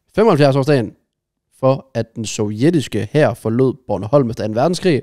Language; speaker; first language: Danish; early bilingual, other home language; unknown